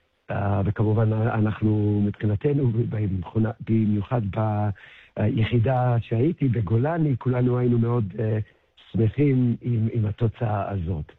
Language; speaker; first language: Hebrew; early bilingual, heritage; English